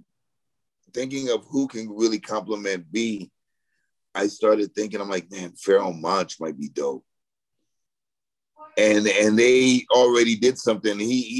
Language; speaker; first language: English; native; English